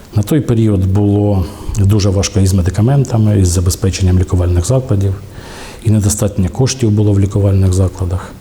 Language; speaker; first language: Ukrainian; native; Ukrainian